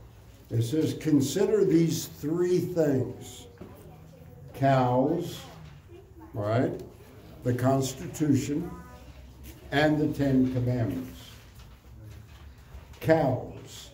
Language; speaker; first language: English; native; English